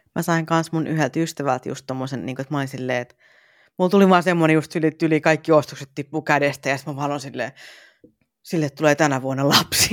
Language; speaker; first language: Finnish; native; Finnish